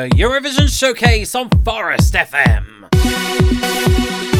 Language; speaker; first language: English; native; English